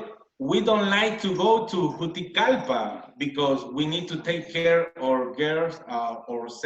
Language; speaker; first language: English; non-native, learner; Spanish